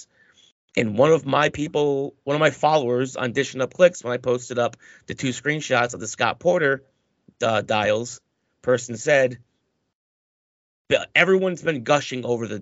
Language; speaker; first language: English; native; English